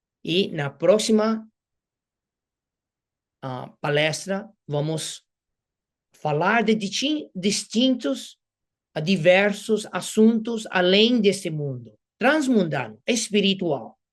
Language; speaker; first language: Portuguese; non-native, fluent; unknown